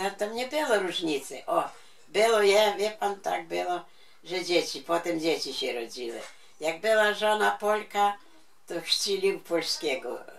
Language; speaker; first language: Polish; non-native, local second language; Ukrainian